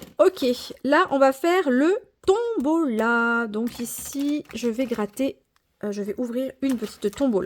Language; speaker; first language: French; native; French